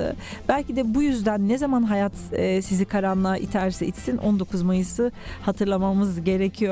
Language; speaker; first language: Turkish; native; Turkish